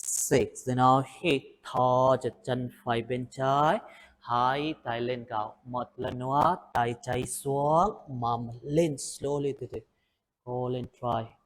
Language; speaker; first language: Vietnamese; non-native, learner; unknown